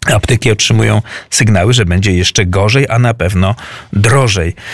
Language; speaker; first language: Polish; native; Polish